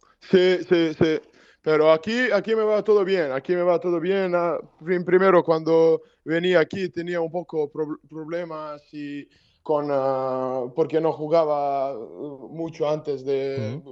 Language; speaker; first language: Spanish; non-native, learner; Serbian